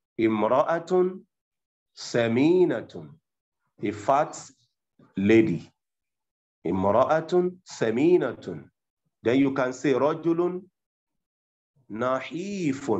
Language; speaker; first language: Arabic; non-native, fluent; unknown